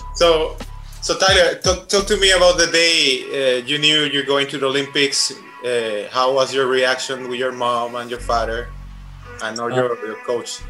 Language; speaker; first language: English; non-native, fluent; Spanish